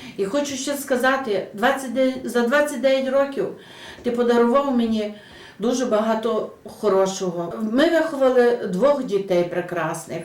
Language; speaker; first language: Ukrainian; native; Ukrainian